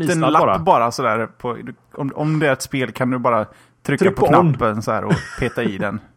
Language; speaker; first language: Swedish; native; Swedish